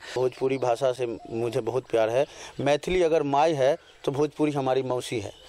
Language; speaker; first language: Hindi; non-native, local second language; Maithili